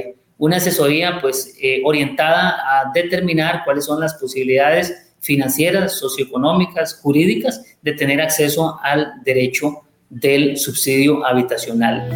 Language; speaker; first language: Spanish; native; Spanish